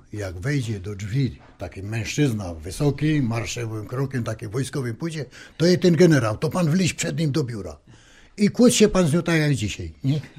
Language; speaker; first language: Polish; native; Polish